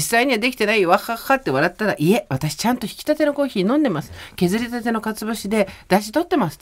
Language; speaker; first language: Japanese; native; Japanese